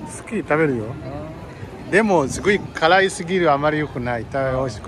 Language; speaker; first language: Japanese; non-native, learner; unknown